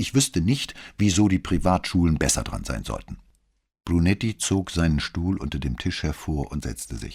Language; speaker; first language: German; native; German